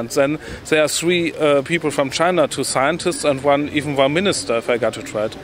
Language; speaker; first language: English; non-native, fluent; German